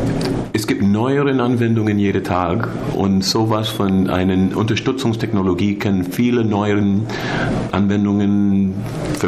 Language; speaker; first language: German; non-native, learner; English